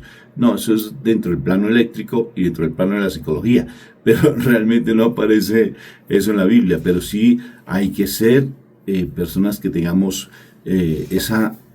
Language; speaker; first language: Spanish; native; Spanish